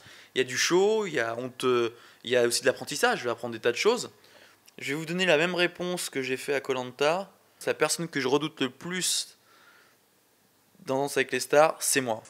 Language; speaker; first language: French; native; French